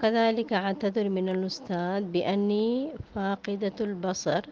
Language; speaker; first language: Arabic; non-native, fluent; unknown